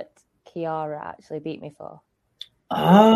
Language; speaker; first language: English; native; English